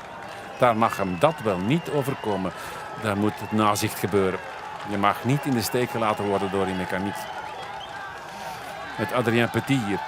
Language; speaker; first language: Dutch; native; Dutch